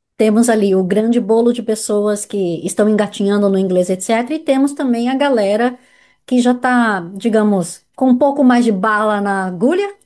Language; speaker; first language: Portuguese; native; Portuguese